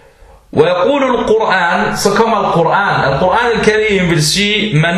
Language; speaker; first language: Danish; early bilingual, other home language; Arabic